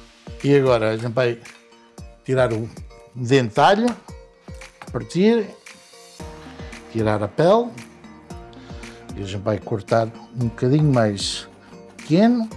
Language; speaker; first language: Portuguese; early bilingual, heritage; Portuguese